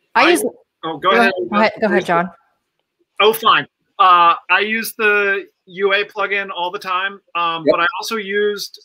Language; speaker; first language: English; native; English